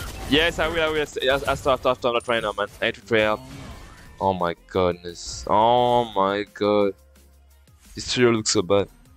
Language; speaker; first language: English; non-native, fluent; French